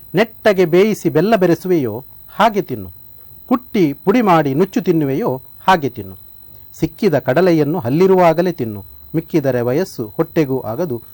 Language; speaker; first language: Kannada; non-native, local second language; Tulu